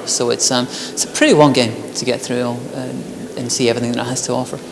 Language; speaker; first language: English; native; English